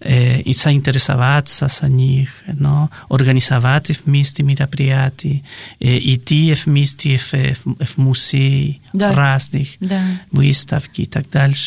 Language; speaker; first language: Russian; non-native, fluent; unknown